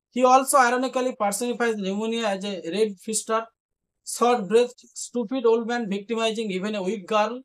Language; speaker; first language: English; non-native, local second language; Bangla